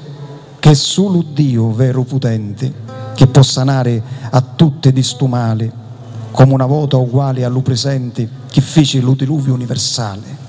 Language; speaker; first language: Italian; native; Italian